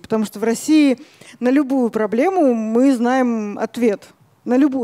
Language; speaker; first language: Russian; native; Russian